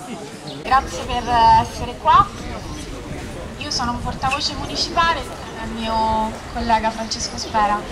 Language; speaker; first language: Italian; native; Italian